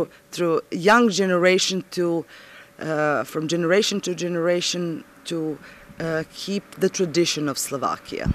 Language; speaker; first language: English; non-native, fluent; Serbian